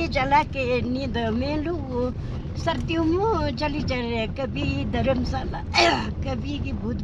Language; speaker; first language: Hindi; non-native, local second language; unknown